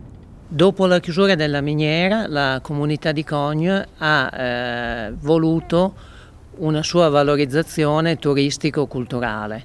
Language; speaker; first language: Italian; native; Italian